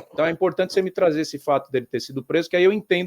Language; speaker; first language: Portuguese; native; Portuguese